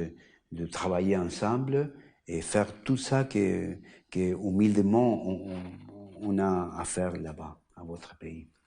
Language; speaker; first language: French; non-native, learner; Spanish